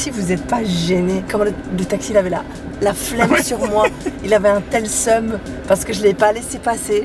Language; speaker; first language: French; native; French